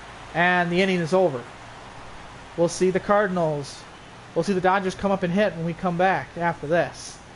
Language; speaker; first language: English; native; English